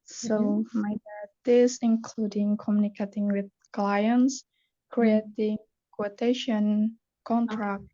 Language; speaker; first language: English; non-native, learner; Indonesian